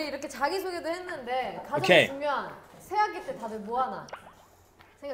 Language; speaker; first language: Korean; native; Korean